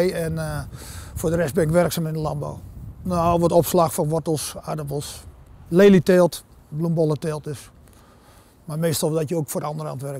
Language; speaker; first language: Dutch; native; Dutch